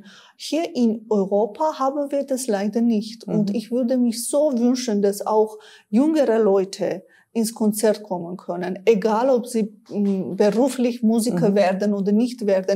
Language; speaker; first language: German; non-native, fluent; Armenian